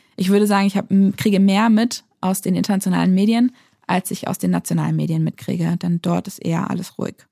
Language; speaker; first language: German; native; German